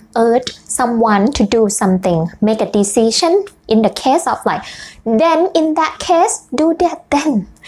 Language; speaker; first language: English; non-native, fluent; Thai